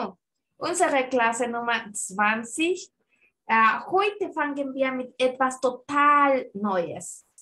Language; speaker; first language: German; non-native, fluent; Spanish